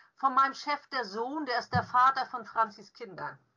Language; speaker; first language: German; native; German